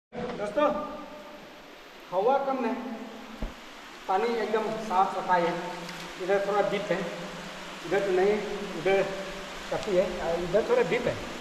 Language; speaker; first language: Hindi; non-native, local second language; Khasi